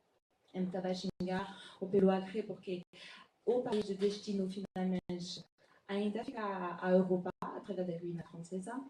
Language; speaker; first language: Portuguese; non-native, fluent; French